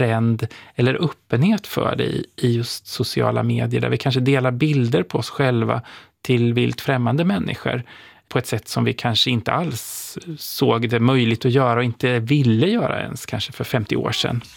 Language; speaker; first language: Swedish; native; Swedish